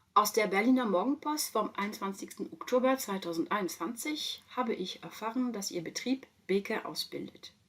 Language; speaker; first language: German; non-native, fluent; French